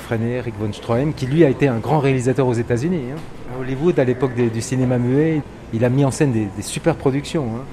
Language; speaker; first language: French; native; French